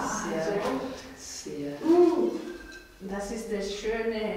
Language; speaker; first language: German; native; German